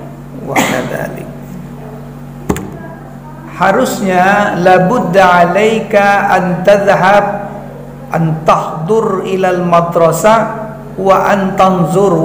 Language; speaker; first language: Arabic; non-native, fluent; Indonesian